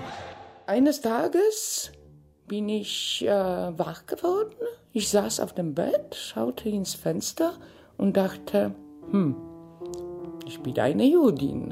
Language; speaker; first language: German; non-native, fluent; Polish